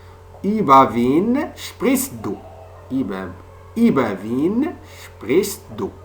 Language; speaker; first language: German; non-native, fluent; French